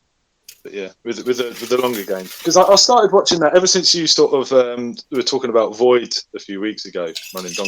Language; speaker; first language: English; native; English